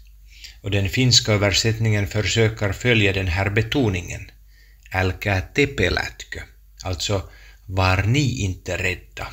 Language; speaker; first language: Swedish; non-native, local second language; Finnish